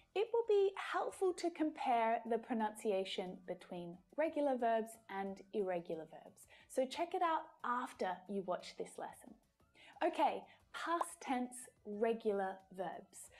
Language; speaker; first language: English; native; English